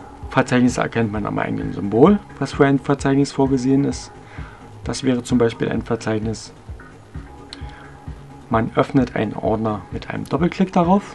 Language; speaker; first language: German; native; German